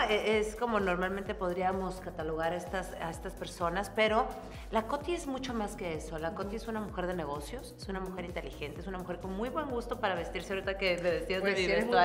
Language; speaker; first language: Spanish; native; Spanish